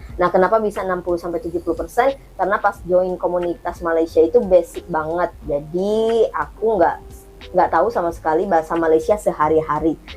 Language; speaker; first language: Indonesian; native; Indonesian